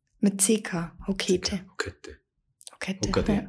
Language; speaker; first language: German; native; German